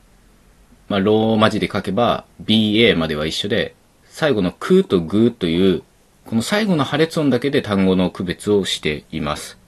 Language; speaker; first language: Japanese; native; Japanese